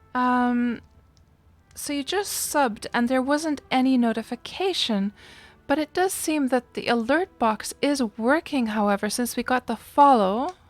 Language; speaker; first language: English; non-native, fluent; Finnish